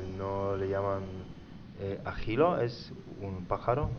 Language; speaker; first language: Spanish; non-native, learner; Polish